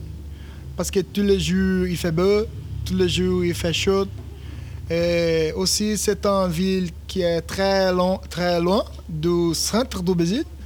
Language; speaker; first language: French; non-native, learner; Portuguese